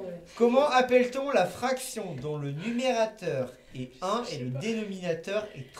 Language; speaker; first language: French; native; French